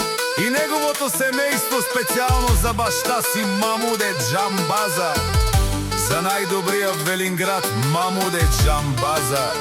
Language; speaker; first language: Bulgarian; non-native, local second language; Romany